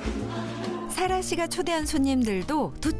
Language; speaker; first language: Korean; native; Korean